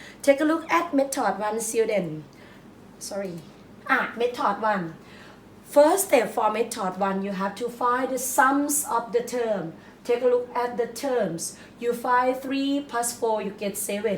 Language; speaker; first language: English; non-native, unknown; Thai